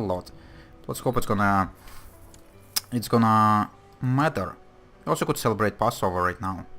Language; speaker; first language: English; non-native, fluent; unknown